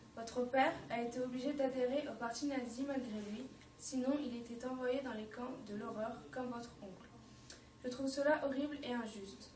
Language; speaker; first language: French; native; French